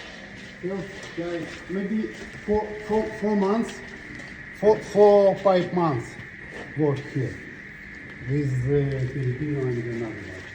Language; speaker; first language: English; non-native, learner; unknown